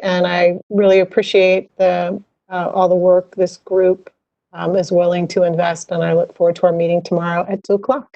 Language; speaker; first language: English; native; English